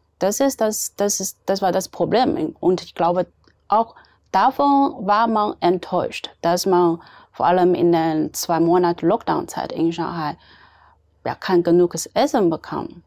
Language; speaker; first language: German; non-native, fluent; Chinese